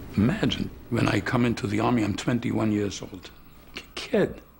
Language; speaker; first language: English; non-native, fluent; German